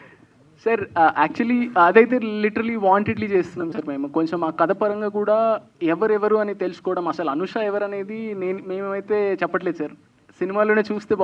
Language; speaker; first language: Telugu; native; Telugu